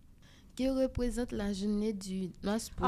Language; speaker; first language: French; non-native, local second language; Haitian Creole